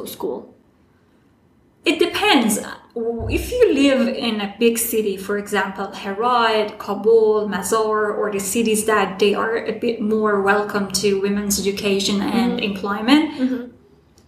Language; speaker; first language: English; non-native, fluent; Persian